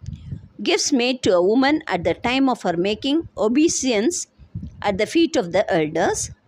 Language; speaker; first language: English; non-native, local second language; Tamil